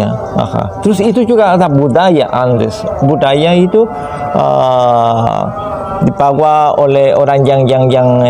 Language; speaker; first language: Indonesian; non-native, fluent; Spanish